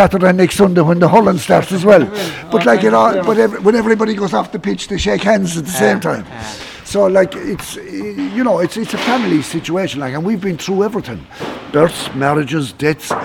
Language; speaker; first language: English; native; English